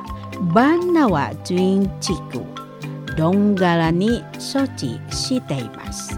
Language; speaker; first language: Japanese; non-native, learner; Indonesian